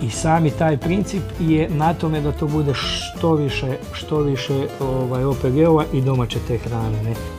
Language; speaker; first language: Croatian; native; Croatian